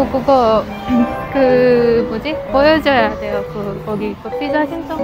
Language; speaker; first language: Korean; non-native, local second language; Indonesian